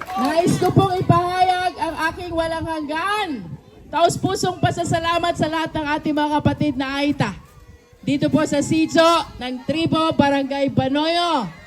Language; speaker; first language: Filipino; native; Filipino